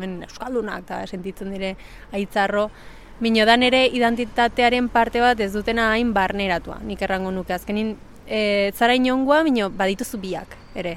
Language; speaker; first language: Basque; early bilingual, other home language; Spanish